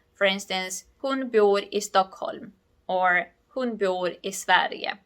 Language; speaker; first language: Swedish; non-native, fluent; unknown